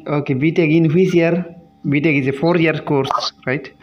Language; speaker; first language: English; non-native, local second language; Assamese